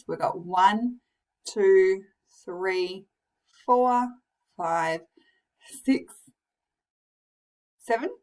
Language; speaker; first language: English; native; English